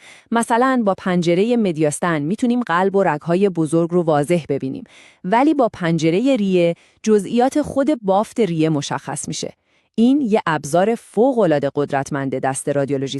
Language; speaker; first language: Persian; native; Persian